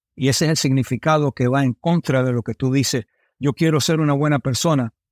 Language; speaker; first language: Spanish; early bilingual, heritage; Spanish